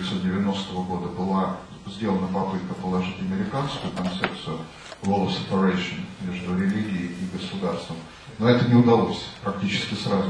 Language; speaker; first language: Russian; native; Russian